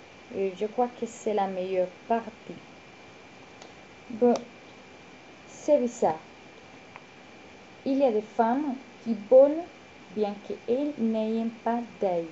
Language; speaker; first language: French; non-native, learner; Spanish